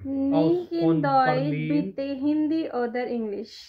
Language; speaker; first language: German; non-native, learner; Hindi